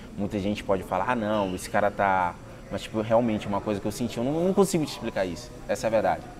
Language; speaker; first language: Portuguese; native; Portuguese